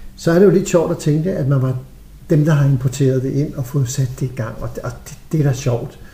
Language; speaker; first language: Danish; native; Danish